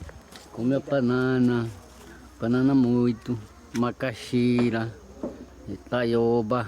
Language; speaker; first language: Portuguese; non-native, local second language; Yanomámi